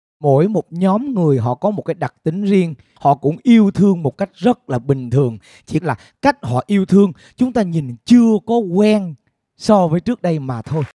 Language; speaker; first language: Vietnamese; native; Vietnamese